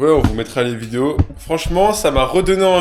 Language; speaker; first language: French; native; French